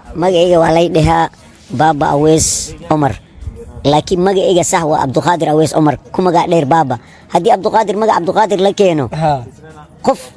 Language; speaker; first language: Somali; non-native, local second language; Swahili